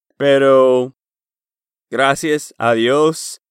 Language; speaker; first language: Spanish; non-native, learner; English